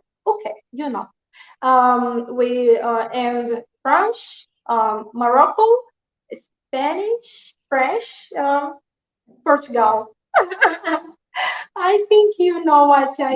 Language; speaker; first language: English; non-native, learner; Portuguese